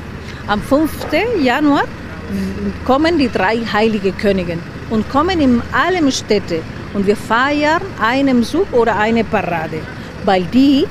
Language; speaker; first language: German; non-native, learner; Spanish